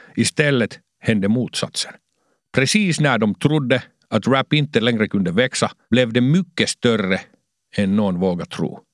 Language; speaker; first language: Swedish; non-native, local second language; Finnish